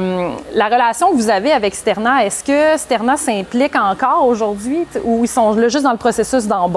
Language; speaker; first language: French; native; French